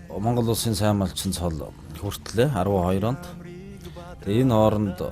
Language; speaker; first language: Mongolian; native; Mongolian